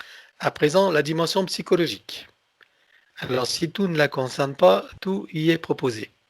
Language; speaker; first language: French; native; French